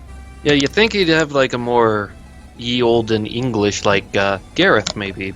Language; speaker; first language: English; native; English